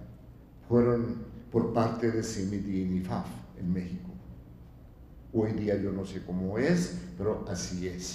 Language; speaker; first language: Spanish; non-native, fluent; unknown